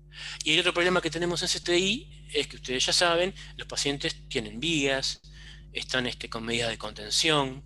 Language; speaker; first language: Spanish; native; Spanish